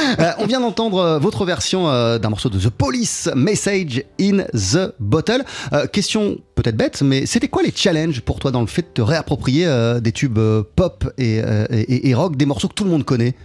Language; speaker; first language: French; native; French